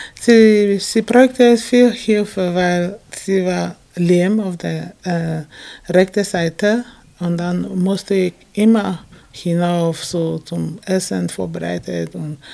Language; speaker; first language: German; non-native, fluent; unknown